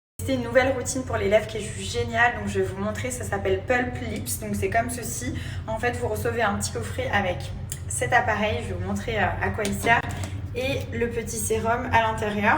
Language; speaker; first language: French; native; French